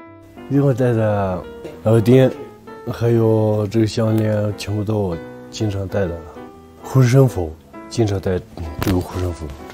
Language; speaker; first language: Chinese; non-native, local second language; Tibetan